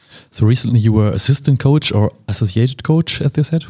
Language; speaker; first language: English; non-native, fluent; German